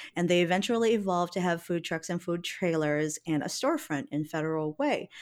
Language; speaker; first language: English; native; English